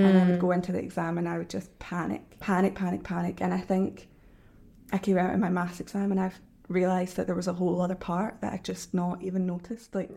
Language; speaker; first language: English; native; English